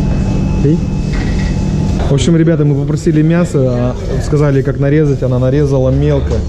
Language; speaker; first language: Russian; native; Russian